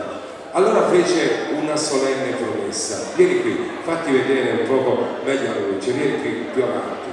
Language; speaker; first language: Italian; native; Italian